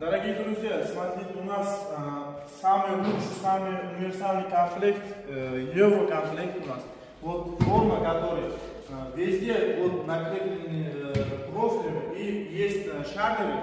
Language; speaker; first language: Russian; non-native, fluent; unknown